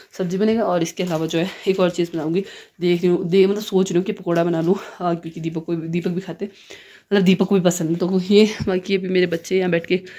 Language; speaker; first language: Hindi; non-native, local second language; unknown